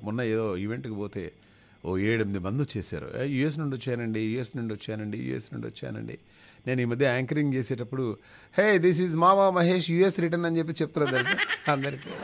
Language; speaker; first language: Telugu; native; Telugu